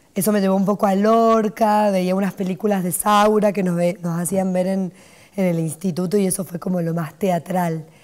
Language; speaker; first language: Spanish; native; Spanish